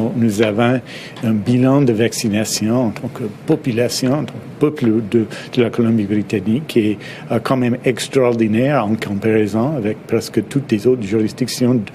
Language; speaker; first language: French; non-native, fluent; English